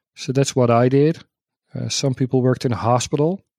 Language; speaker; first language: English; non-native, fluent; Dutch